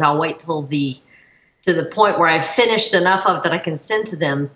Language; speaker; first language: English; native; English